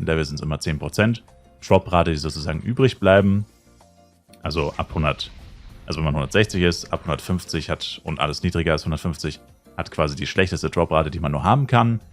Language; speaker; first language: German; native; German